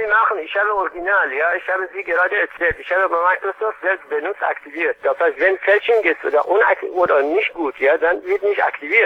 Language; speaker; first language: German; non-native, learner; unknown